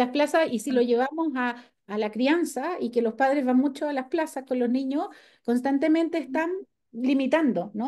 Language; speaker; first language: Spanish; native; Spanish